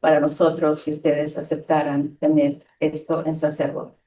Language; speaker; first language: Spanish; early bilingual, other home language; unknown